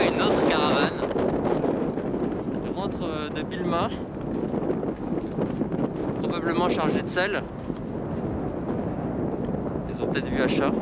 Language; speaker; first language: French; native; French